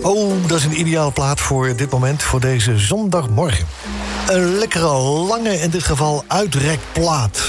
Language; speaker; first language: Dutch; native; Dutch